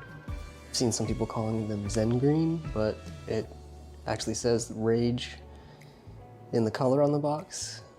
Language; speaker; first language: English; native; English